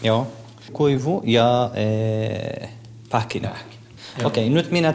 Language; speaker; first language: Finnish; non-native, learner; Kurdish